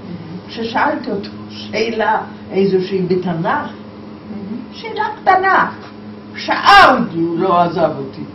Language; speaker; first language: Hebrew; non-native, fluent; Polish